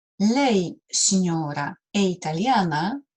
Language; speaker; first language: Italian; non-native, fluent; Polish